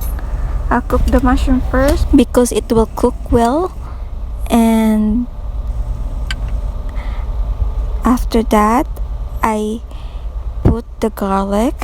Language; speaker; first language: English; non-native, local second language; Filipino